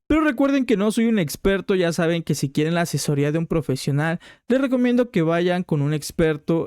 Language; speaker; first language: Spanish; native; Spanish